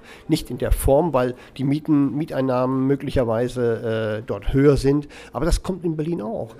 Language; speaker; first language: German; native; German